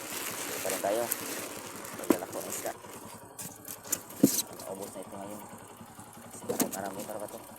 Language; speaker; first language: Filipino; non-native, local second language; Cebuano